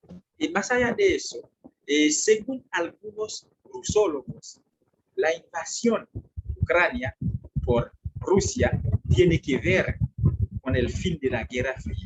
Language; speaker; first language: Spanish; non-native, fluent; French